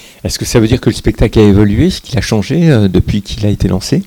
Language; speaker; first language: French; native; French